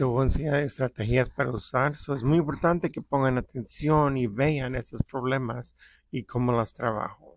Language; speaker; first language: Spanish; early bilingual, heritage; Spanish